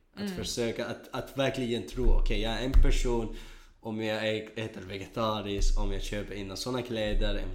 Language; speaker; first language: Swedish; non-native, learner; Kurdish